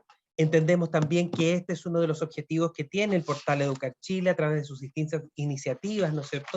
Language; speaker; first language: Spanish; native; Spanish